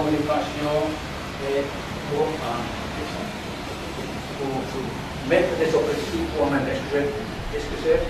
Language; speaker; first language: French; non-native, learner; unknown